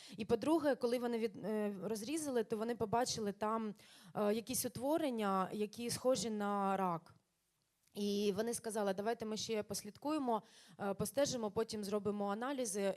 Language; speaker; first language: Ukrainian; non-native, local second language; Russian